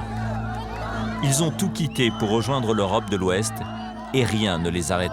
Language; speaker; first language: French; native; French